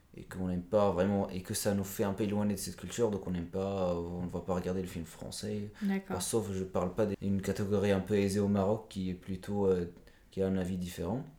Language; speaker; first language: French; non-native, local second language; Arabic